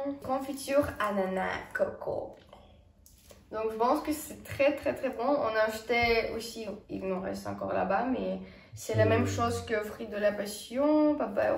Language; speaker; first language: French; non-native, fluent; Estonian